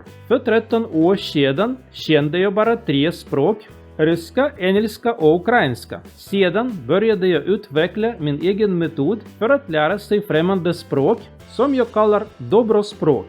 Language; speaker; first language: Swedish; non-native, learner; Russian